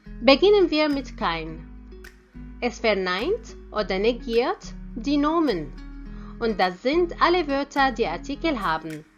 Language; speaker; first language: German; non-native, fluent; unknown